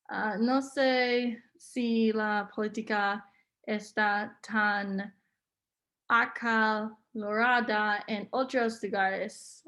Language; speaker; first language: Spanish; non-native, learner; English